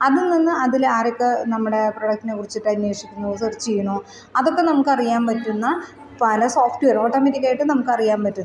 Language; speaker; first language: Malayalam; native; Malayalam